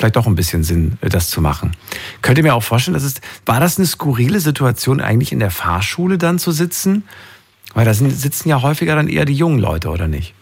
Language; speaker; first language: German; native; German